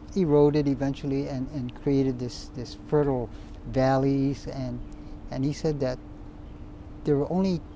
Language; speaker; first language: English; native; English